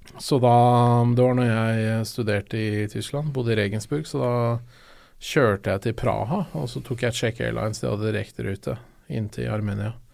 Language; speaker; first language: Norwegian; native; Norwegian